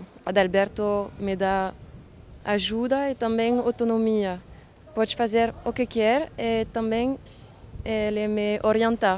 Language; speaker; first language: Portuguese; non-native, learner; French